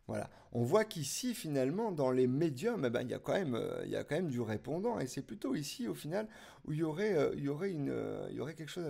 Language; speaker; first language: French; native; French